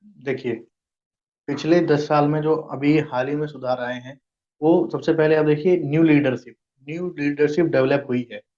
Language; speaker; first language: Hindi; native; Hindi